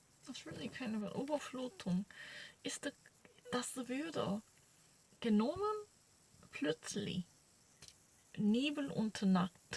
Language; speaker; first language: German; non-native, learner; Korean